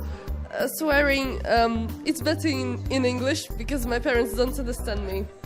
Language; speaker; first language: English; non-native, fluent; Russian